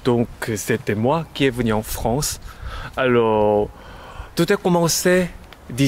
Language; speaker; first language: French; non-native, learner; Korean